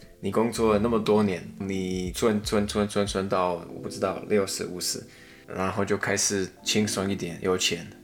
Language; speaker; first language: Chinese; non-native, fluent; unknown